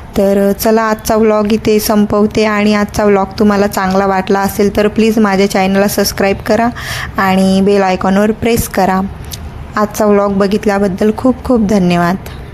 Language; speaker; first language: Marathi; non-native, local second language; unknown